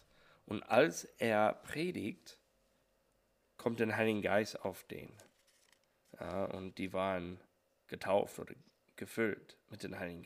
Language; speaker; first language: German; non-native, learner; English